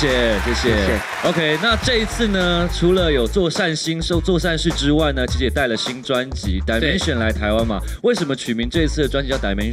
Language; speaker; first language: Chinese; native; Chinese